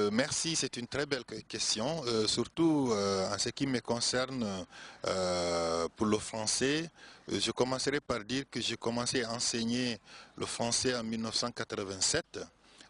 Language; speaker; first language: French; non-native, fluent; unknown